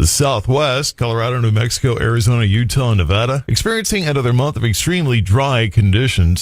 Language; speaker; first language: English; native; English